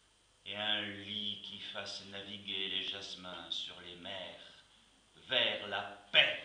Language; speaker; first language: French; native; French